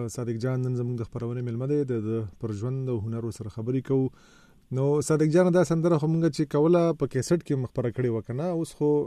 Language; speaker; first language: Pashto; native; Pashto